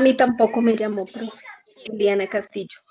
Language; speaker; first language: Spanish; native; Spanish